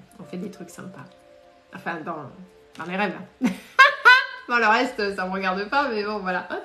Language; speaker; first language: French; native; French